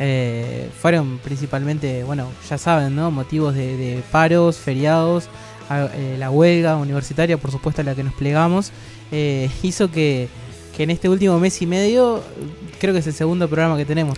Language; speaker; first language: Spanish; native; Spanish